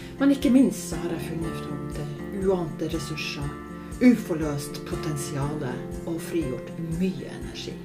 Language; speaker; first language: Norwegian; native; Norwegian